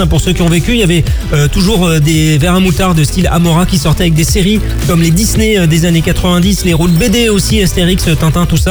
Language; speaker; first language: French; native; French